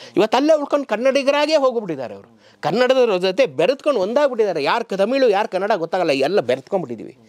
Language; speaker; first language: Kannada; native; Kannada